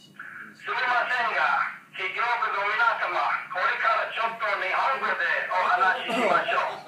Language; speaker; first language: Japanese; non-native, learner; English